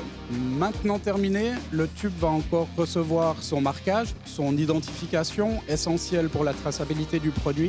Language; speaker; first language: French; native; French